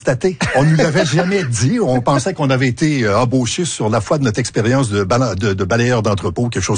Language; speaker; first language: French; native; French